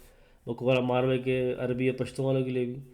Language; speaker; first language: Urdu; native; Urdu